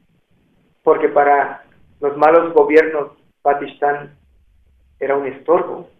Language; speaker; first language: Spanish; non-native, local second language; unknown